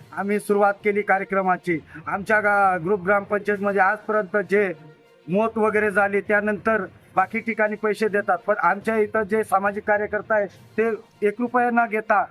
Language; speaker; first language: Marathi; non-native, local second language; Bhili